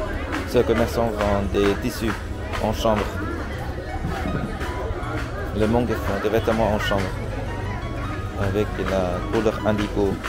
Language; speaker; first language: French; non-native, fluent; Vietnamese